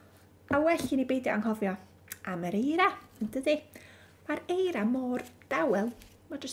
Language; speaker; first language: Welsh; native; Welsh